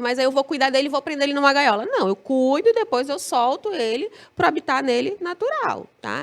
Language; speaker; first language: Portuguese; native; Portuguese